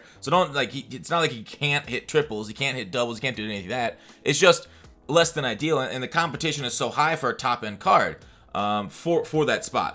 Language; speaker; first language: English; native; English